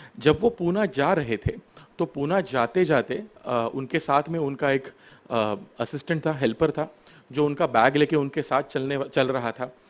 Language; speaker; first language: Hindi; non-native, local second language; Marathi